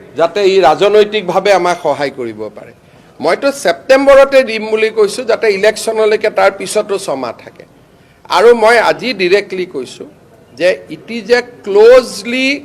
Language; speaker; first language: Assamese; native; Assamese